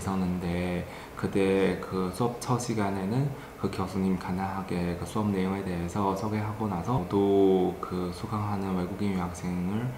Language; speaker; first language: Korean; non-native, learner; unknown